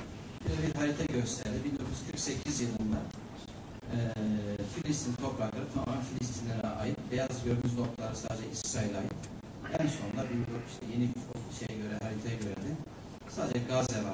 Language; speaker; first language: Turkish; native; Turkish